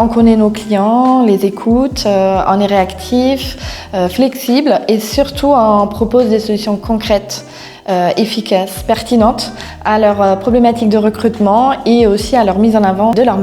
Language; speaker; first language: French; non-native, fluent; German